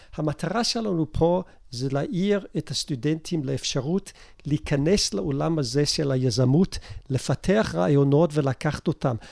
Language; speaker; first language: Hebrew; non-native, fluent; English